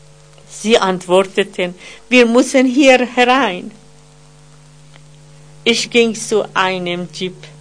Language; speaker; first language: German; non-native, fluent; Persian